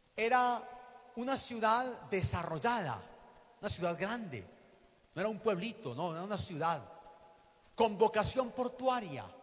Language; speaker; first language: Spanish; native; Spanish